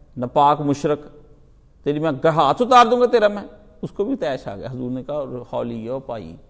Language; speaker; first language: Urdu; non-native, local second language; Punjabi